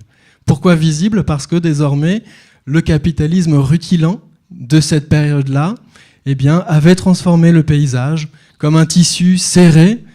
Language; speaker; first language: French; native; French